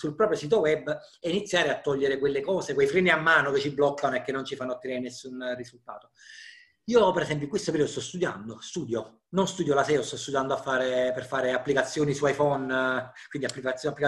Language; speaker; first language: Italian; native; Italian